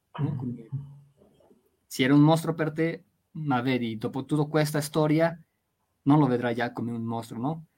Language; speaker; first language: Italian; non-native, fluent; Spanish